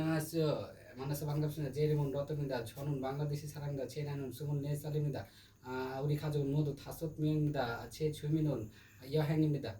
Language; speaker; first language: Korean; non-native, learner; Bangla